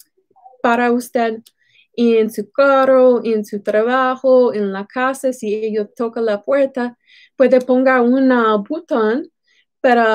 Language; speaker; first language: Spanish; non-native, fluent; English